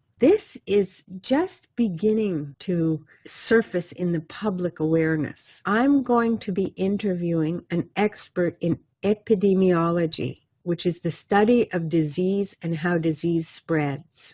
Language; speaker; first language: English; native; English